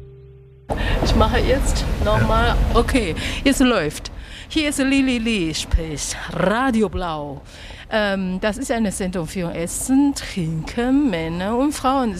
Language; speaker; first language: German; non-native, learner; Chinese